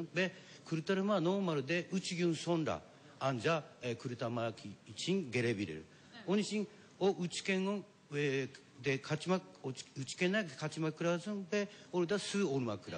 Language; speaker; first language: Turkish; non-native, learner; Japanese